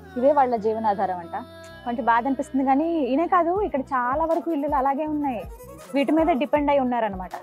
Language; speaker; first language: Telugu; native; Telugu